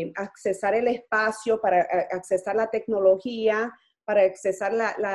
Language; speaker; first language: Spanish; early bilingual, heritage; Spanish